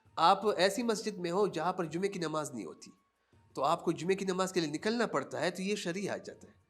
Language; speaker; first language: Urdu; non-native, local second language; Pashto